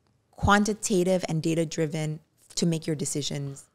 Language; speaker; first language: English; non-native, fluent; Indonesian